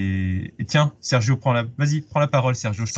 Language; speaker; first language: French; native; French